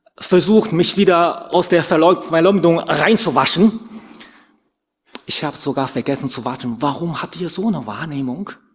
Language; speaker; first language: German; non-native, fluent; Chinese